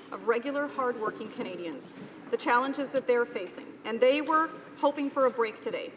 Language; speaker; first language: English; native; English